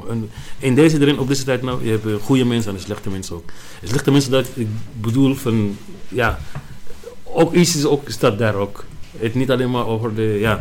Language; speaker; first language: Dutch; non-native, learner; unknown